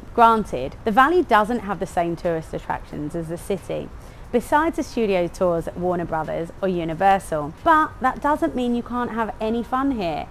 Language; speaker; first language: English; native; English